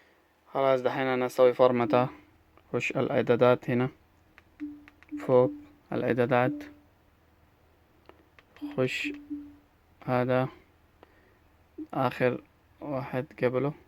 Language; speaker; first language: Arabic; non-native, learner; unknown